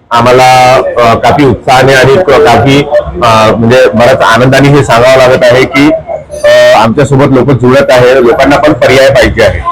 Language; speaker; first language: Marathi; native; Marathi